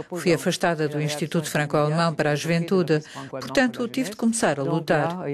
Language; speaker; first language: Portuguese; non-native, fluent; German